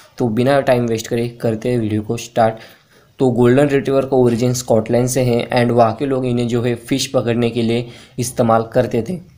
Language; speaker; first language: Hindi; native; Hindi